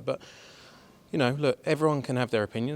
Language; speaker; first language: English; native; English